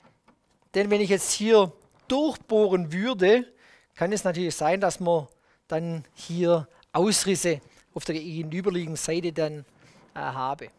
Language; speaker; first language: German; native; German